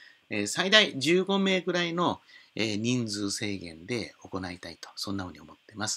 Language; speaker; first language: Japanese; native; Japanese